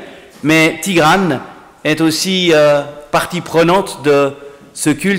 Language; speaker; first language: French; native; French